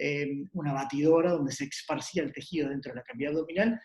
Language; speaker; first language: Spanish; native; Spanish